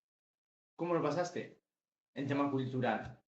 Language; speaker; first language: Spanish; native; Spanish